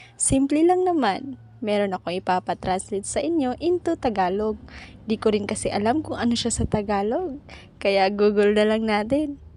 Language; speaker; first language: Filipino; non-native, local second language; Cebuano